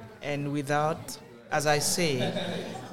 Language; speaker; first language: English; non-native, local second language; French